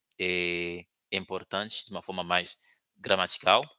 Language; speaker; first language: Portuguese; non-native, fluent; Haitian Creole